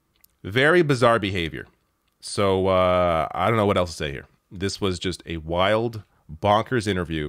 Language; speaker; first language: English; native; English